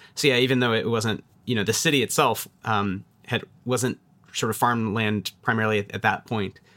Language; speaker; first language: English; native; English